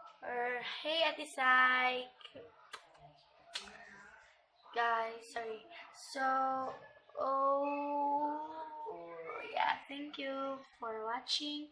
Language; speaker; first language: English; non-native, local second language; Cebuano